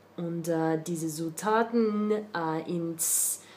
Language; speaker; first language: German; non-native, learner; English